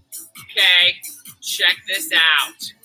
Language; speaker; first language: English; native; English